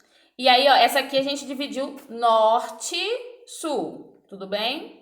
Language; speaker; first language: Portuguese; native; Portuguese